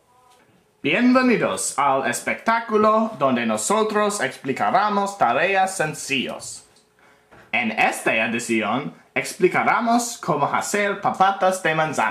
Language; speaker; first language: Spanish; non-native, learner; English